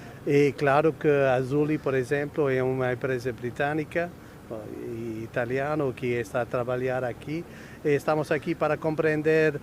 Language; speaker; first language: Portuguese; non-native, fluent; English